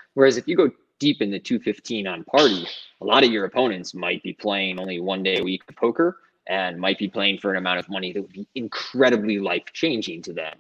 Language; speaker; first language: English; native; English